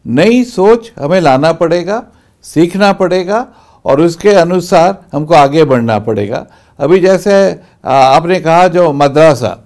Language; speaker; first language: Hindi; non-native, local second language; Bangla